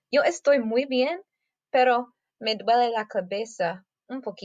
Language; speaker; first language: Spanish; non-native, fluent; English